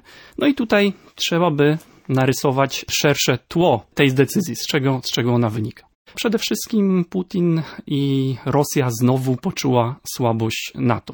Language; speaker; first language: Polish; native; Polish